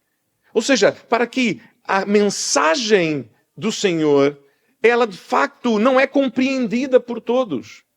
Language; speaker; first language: Portuguese; native; Portuguese